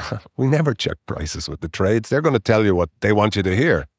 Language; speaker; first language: English; native; English